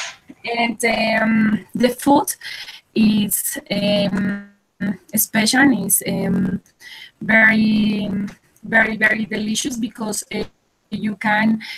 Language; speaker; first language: English; non-native, learner; Spanish